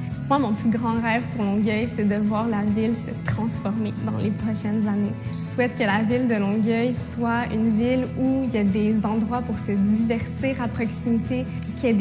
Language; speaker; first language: French; early bilingual, other home language; Kabyle